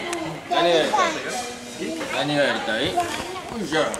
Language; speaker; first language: Japanese; non-native, learner; French